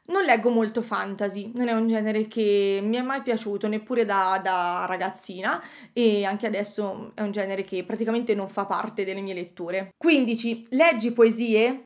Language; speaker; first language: Italian; native; Italian